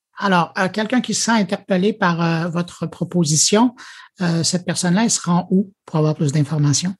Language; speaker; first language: French; native; French